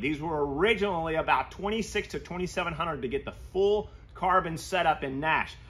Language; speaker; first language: English; native; English